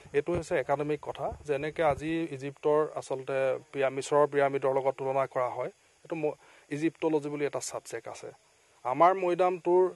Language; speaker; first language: Assamese; native; Assamese